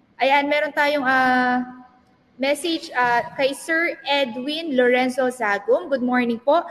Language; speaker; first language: Filipino; non-native, local second language; Pampanga